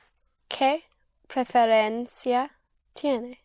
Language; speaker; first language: Spanish; non-native, learner; English